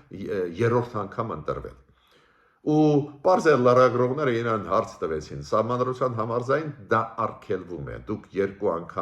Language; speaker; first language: Armenian; native; Armenian